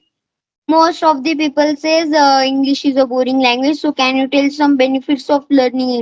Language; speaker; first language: English; non-native, learner; Marathi